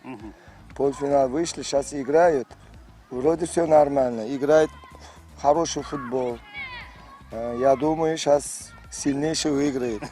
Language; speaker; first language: Russian; non-native, fluent; Uzbek